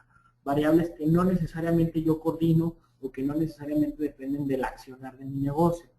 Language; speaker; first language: Spanish; native; Spanish